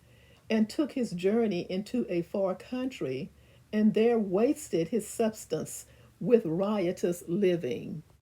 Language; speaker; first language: English; native; English